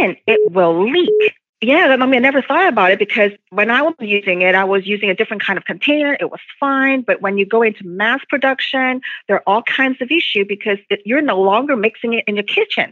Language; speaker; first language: English; non-native, local second language; Cantonese